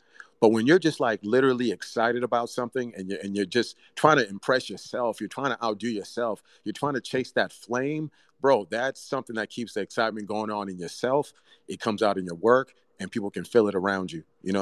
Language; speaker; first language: English; early bilingual, other home language; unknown